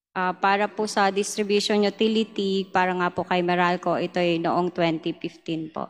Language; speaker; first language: Filipino; native; Filipino